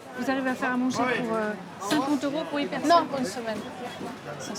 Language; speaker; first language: French; native; French